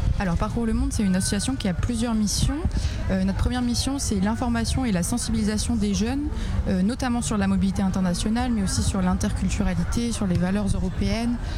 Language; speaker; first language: French; native; French